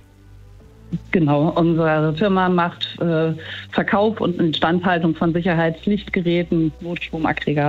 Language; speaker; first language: German; native; German